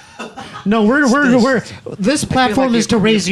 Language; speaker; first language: English; native; English